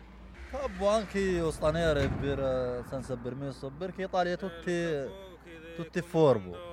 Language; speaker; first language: Italian; non-native, learner; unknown